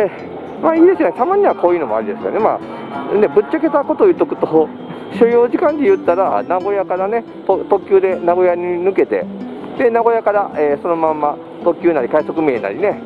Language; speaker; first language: Japanese; native; Japanese